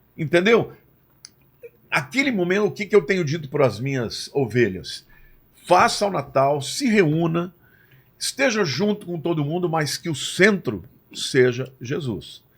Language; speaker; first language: Portuguese; native; Portuguese